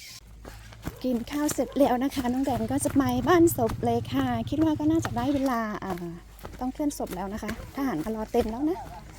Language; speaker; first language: Thai; non-native, local second language; Karen languages